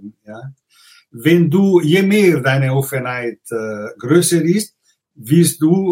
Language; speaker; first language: German; non-native, fluent; Italian